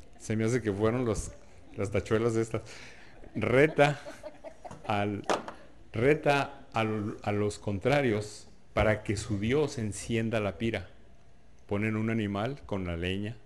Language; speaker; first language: Spanish; native; Spanish